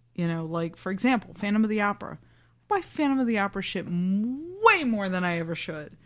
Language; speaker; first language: English; native; English